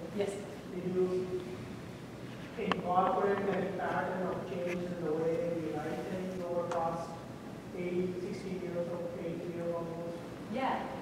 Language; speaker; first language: English; native; English